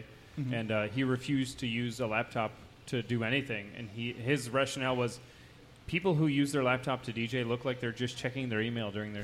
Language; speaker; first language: English; native; English